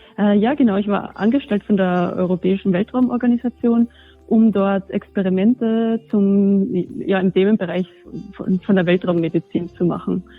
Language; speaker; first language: German; native; German